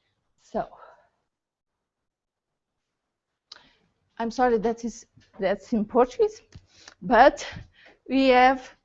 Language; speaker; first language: English; non-native, learner; Portuguese